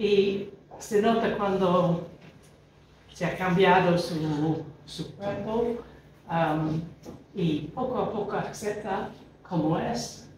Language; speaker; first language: Spanish; non-native, fluent; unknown